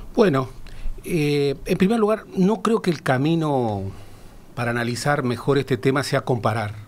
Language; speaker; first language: Spanish; native; Spanish